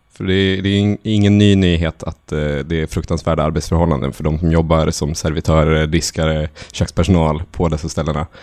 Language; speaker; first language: Swedish; native; Swedish